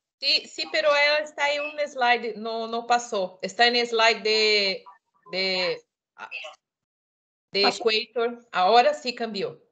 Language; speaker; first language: Spanish; non-native, learner; Portuguese